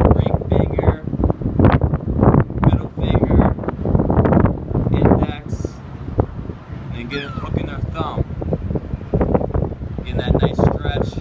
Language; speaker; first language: English; native; English